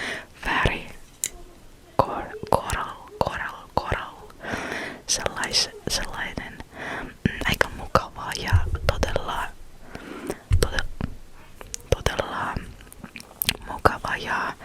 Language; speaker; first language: Finnish; non-native, fluent; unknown